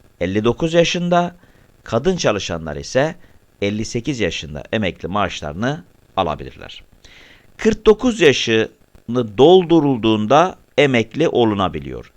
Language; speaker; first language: Turkish; native; Turkish